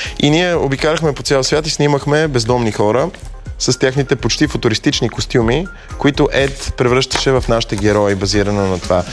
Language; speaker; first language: Bulgarian; native; Bulgarian